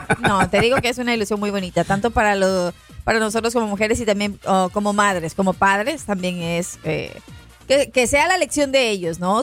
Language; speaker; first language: Spanish; native; Spanish